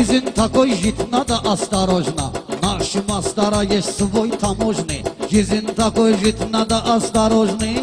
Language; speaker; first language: Russian; non-native, learner; Talysh